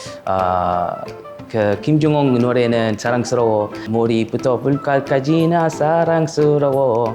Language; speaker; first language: Korean; non-native, learner; Arabic